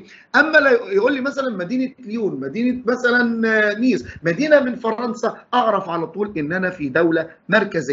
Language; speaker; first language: Arabic; native; Arabic